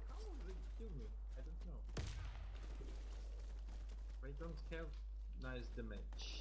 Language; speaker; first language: English; non-native, learner; Russian